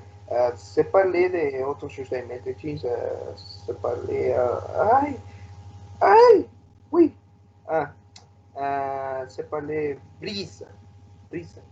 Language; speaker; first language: French; non-native, learner; Spanish